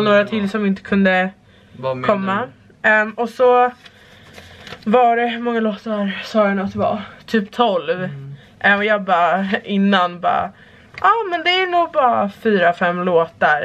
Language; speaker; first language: Swedish; native; Swedish